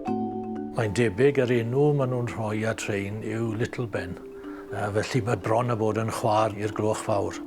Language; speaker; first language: Welsh; native; Welsh